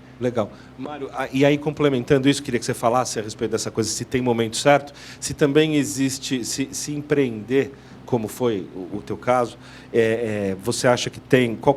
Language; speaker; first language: Portuguese; native; Portuguese